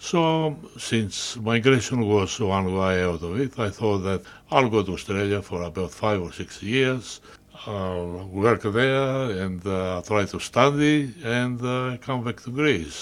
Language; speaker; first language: English; non-native, fluent; Greek